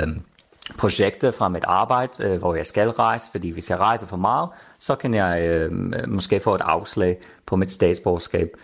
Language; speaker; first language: Danish; non-native, fluent; English